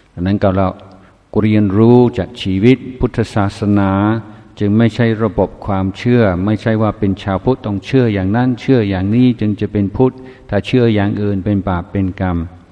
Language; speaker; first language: Thai; non-native, fluent; English